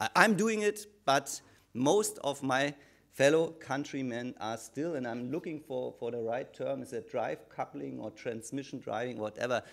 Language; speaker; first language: English; non-native, fluent; German